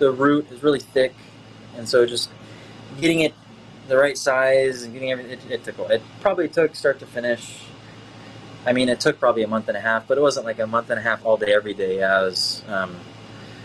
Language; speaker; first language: English; native; English